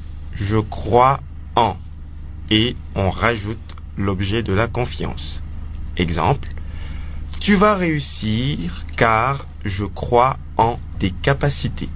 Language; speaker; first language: French; non-native, local second language; Lingala